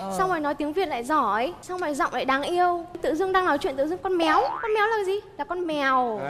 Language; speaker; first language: Vietnamese; native; Vietnamese